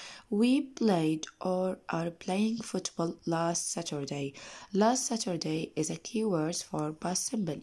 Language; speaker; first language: English; non-native, fluent; Arabic